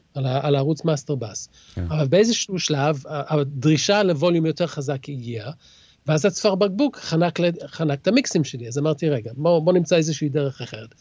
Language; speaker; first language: Hebrew; early bilingual, other home language; English